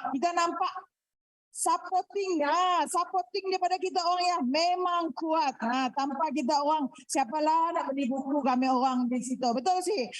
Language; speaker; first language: Malay; native; Malay